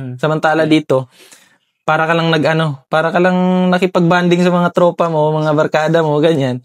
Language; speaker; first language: Filipino; non-native, local second language; Cebuano